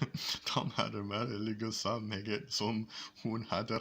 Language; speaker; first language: Danish; non-native, learner; English